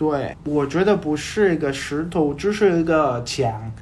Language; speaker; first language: Chinese; non-native, learner; Spanish